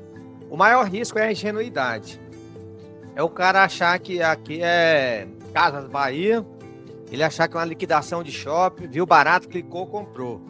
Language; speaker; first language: Portuguese; native; Portuguese